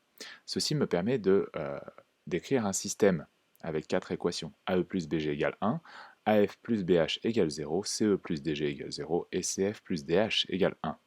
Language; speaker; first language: French; native; French